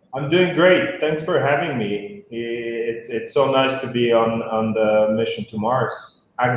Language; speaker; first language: English; non-native, fluent; Bulgarian